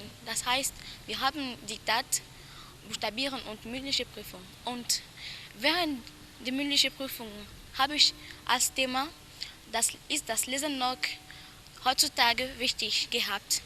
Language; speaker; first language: German; non-native, learner; French